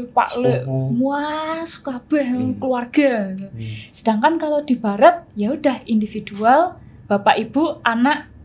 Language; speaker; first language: Indonesian; native; Indonesian